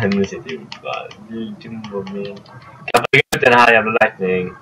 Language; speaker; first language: Swedish; native; Swedish